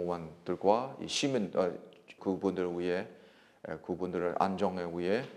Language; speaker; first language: Korean; non-native, learner; Burmese